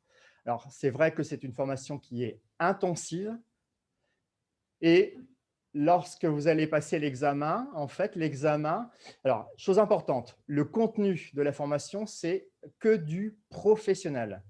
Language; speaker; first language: French; native; French